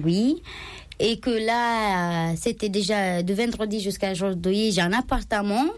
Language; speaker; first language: French; non-native, learner; Romanian